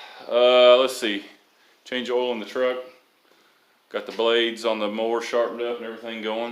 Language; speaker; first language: English; native; English